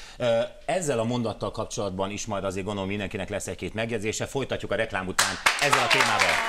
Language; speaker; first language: Hungarian; native; Hungarian